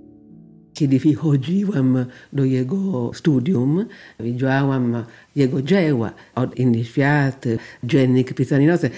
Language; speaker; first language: Polish; non-native, learner; Italian